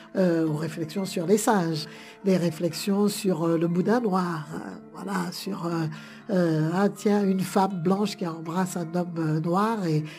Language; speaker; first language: French; native; French